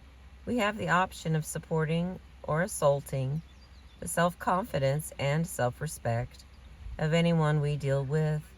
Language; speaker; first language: English; native; English